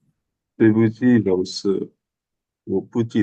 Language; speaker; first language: Chinese; non-native, learner; Indonesian